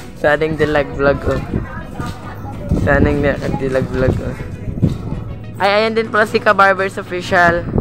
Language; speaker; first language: Filipino; non-native, local second language; Bikol